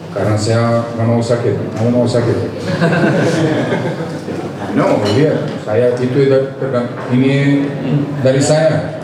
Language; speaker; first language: Indonesian; non-native, fluent; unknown